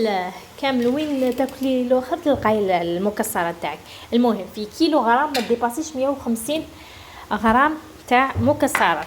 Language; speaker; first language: Arabic; native; Arabic